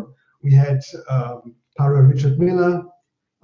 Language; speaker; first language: English; non-native, fluent; German